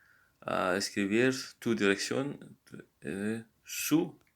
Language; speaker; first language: Spanish; non-native, learner; English